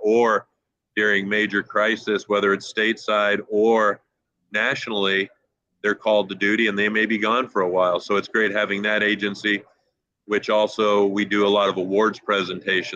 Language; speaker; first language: English; native; English